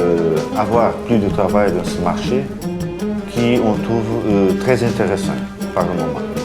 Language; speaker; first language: French; non-native, fluent; Portuguese